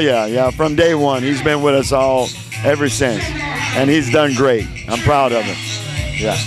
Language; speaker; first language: English; native; English